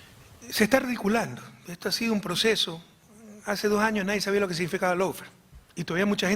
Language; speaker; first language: Spanish; native; Spanish